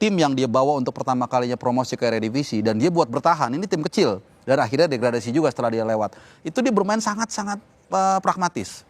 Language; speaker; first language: Indonesian; native; Indonesian